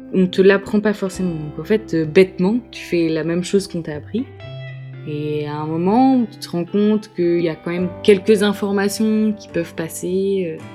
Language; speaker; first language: French; native; French